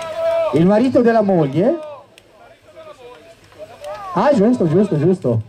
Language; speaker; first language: Italian; native; Italian